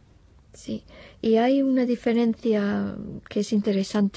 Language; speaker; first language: Spanish; non-native, fluent; English